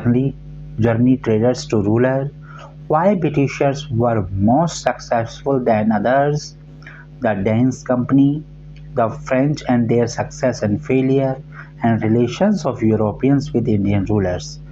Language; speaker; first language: English; non-native, local second language; Hindi